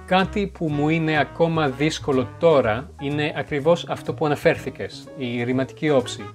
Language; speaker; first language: Greek; non-native, fluent; French